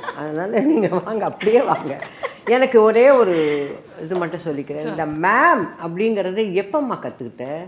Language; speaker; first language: Tamil; native; Tamil